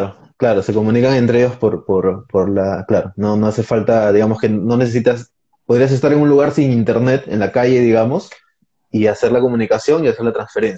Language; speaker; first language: Spanish; native; Spanish